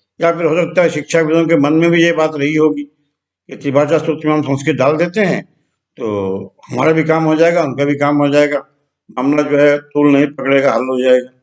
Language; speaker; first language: Hindi; non-native, local second language; Telugu